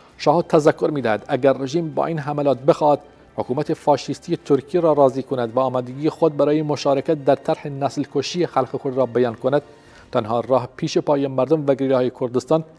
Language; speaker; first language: Persian; non-native, local second language; Central Kurdish